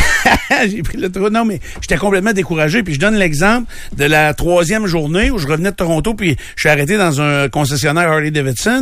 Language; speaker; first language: French; native; French